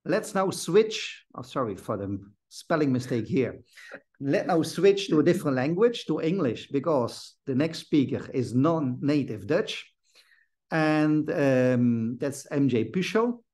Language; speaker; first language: English; non-native, fluent; Dutch